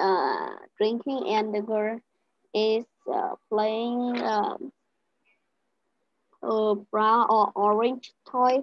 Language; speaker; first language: English; non-native, learner; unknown